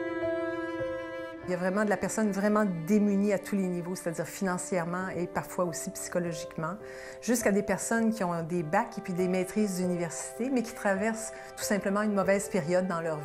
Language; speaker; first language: French; native; French